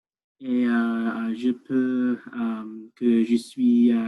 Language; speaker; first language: French; non-native, learner; English